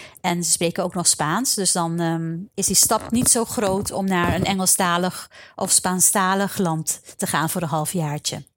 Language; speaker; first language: Dutch; non-native, local second language; Papiamento